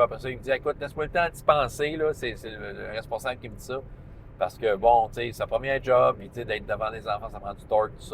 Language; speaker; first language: French; native; French